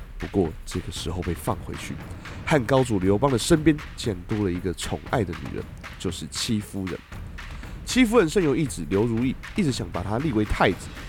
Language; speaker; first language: Chinese; native; Chinese